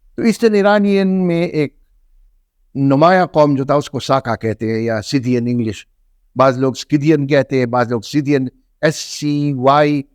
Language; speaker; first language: Urdu; non-native, local second language; Northern Hindko